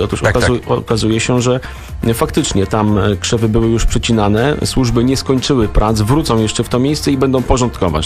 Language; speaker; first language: Polish; native; Polish